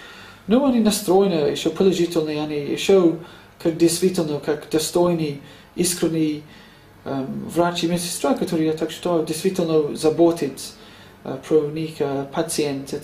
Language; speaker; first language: Russian; non-native, learner; English